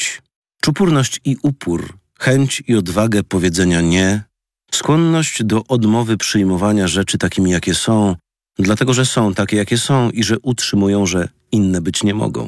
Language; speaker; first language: Polish; native; Polish